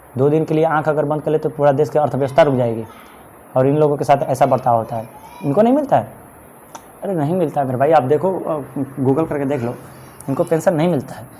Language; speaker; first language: Hindi; native; Hindi